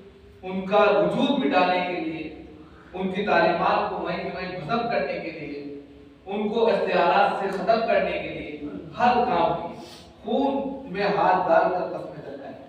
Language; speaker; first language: Urdu; native; Urdu